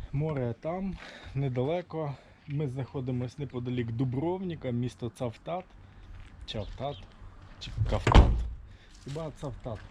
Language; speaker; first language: Ukrainian; non-native, local second language; Russian